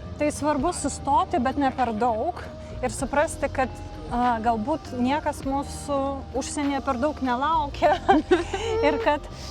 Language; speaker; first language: Lithuanian; native; Lithuanian